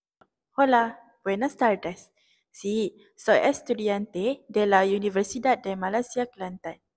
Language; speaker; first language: Spanish; non-native, learner; Malay